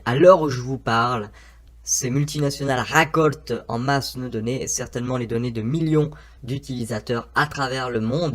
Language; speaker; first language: French; native; French